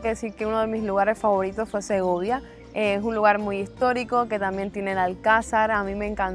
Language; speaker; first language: Spanish; native; Spanish